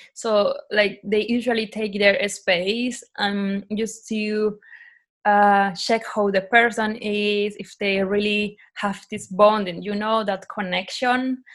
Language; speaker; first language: English; non-native, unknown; Spanish